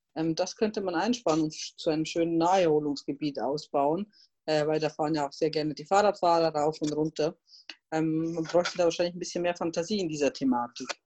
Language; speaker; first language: German; non-native, fluent; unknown